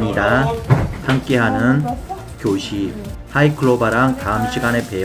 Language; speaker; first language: Korean; native; Korean